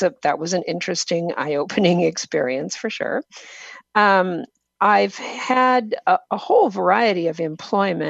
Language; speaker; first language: English; native; English